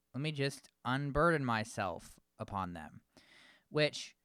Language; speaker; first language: English; native; English